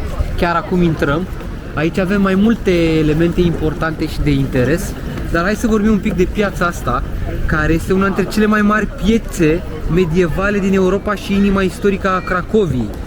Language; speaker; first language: Romanian; native; Romanian